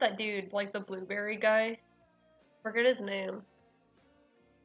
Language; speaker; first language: English; native; English